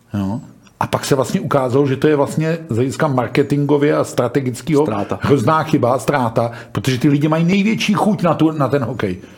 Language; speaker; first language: Czech; native; Czech